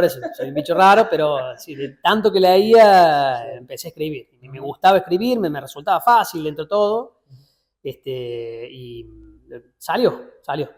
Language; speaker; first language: Spanish; native; Spanish